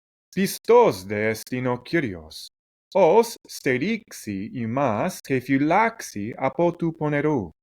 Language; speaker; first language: Greek; non-native, fluent; English